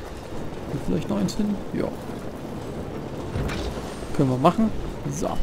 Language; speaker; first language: German; native; German